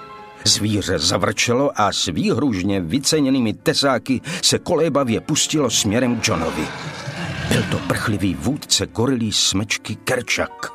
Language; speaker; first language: Czech; native; Czech